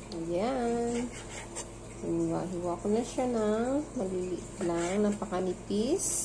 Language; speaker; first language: Filipino; non-native, local second language; Hiligaynon